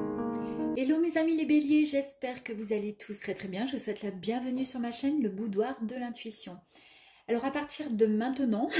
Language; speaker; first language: French; native; French